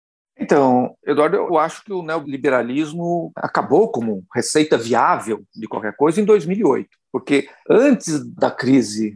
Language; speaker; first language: Portuguese; native; Portuguese